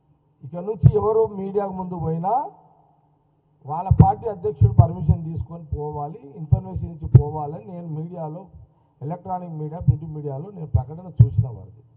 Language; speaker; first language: Telugu; native; Telugu